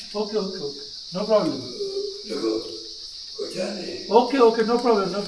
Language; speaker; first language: English; non-native, local second language; Bangla